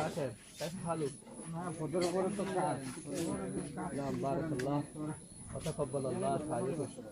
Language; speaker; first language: Arabic; non-native, fluent; Rohingya